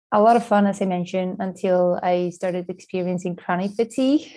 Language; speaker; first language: English; non-native, fluent; Spanish